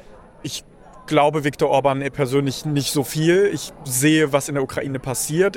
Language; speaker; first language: German; early bilingual, other home language; Russian